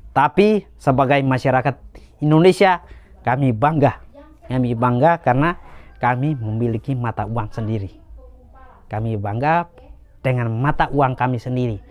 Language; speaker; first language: Indonesian; native; Indonesian